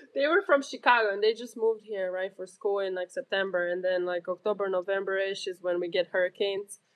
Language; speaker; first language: English; non-native, fluent; Romanian